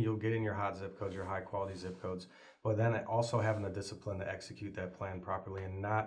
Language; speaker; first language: English; native; English